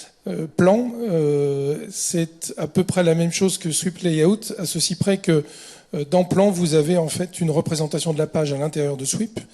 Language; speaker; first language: French; native; French